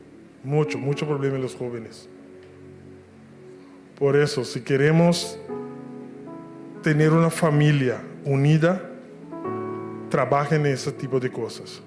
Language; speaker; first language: Spanish; non-native, local second language; Papiamento